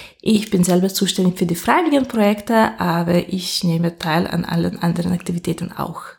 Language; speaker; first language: German; non-native, fluent; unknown